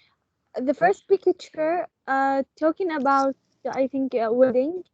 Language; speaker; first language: English; non-native, learner; Arabic